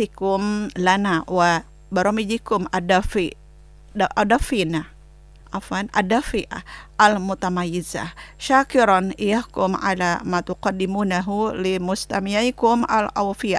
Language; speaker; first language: Arabic; non-native, fluent; Indonesian